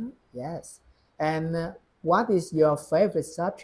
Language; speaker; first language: English; non-native, fluent; Vietnamese